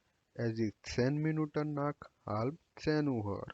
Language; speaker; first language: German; non-native, learner; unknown